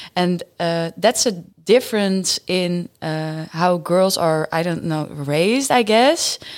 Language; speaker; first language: English; non-native, fluent; Dutch